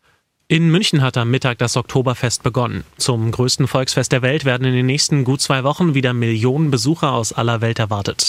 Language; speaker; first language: German; native; German